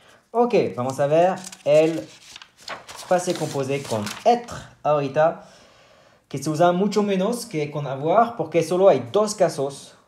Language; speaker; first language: Spanish; non-native, fluent; French